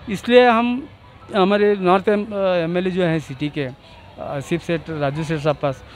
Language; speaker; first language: Hindi; non-native, local second language; Urdu